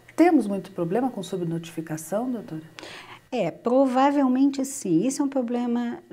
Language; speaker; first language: Portuguese; native; Portuguese